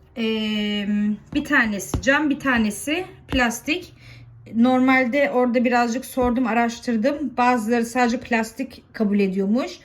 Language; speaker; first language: Turkish; early bilingual, heritage; Turkish